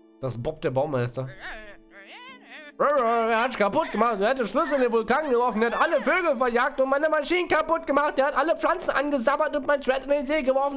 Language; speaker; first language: German; native; German